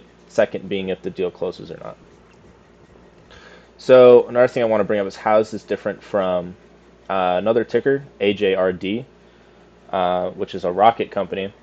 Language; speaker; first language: English; native; English